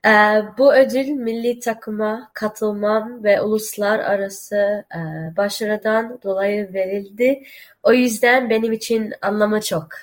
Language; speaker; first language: Turkish; early bilingual, heritage; Turkish